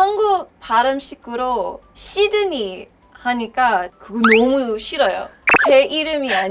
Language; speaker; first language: Korean; non-native, learner; English